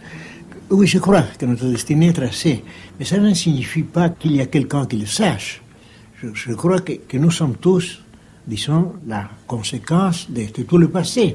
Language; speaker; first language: French; non-native, fluent; Spanish